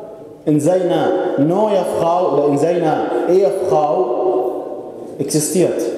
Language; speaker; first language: German; non-native, fluent; Arabic